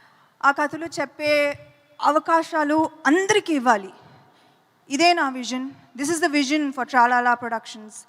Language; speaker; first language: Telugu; non-native, fluent; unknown